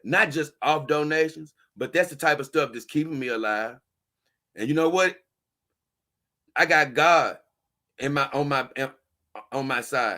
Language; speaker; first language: English; native; English